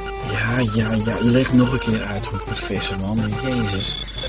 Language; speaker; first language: Dutch; native; Dutch